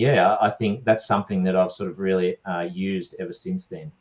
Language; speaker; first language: English; native; English